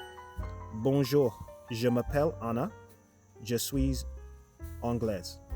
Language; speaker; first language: French; non-native, learner; English